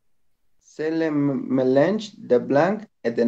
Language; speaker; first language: French; non-native, learner; Spanish